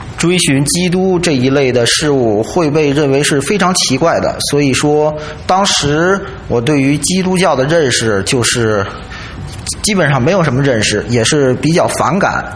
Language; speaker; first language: Chinese; native; Chinese